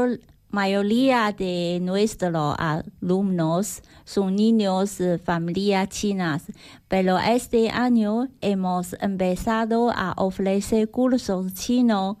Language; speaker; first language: Spanish; non-native, learner; Chinese